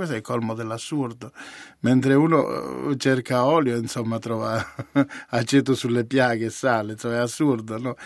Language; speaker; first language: Italian; native; Italian